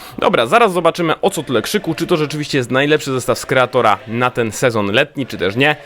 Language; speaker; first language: Polish; native; Polish